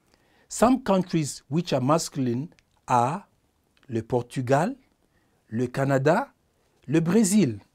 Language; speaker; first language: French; non-native, fluent; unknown